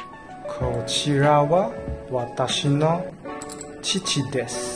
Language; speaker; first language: Japanese; non-native, learner; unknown